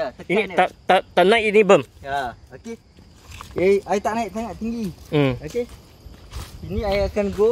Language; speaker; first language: Malay; native; Malay